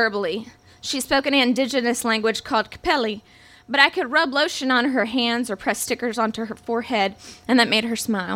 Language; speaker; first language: English; native; English